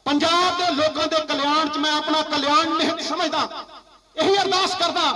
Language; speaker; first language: Hindi; non-native, local second language; Punjabi